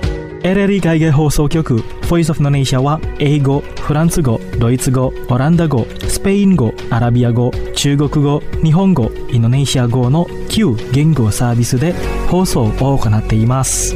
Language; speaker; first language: Japanese; non-native, fluent; Indonesian